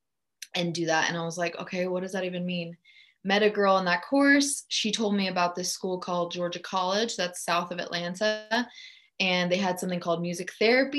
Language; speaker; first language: English; early bilingual, other home language; German